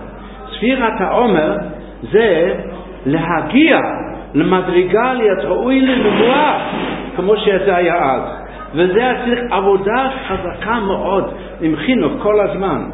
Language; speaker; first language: Hebrew; non-native, fluent; English